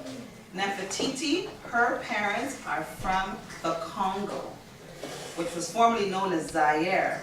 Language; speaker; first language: English; early bilingual, other home language; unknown